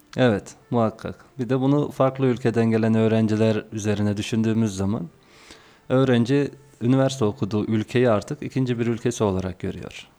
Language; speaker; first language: Turkish; native; Turkish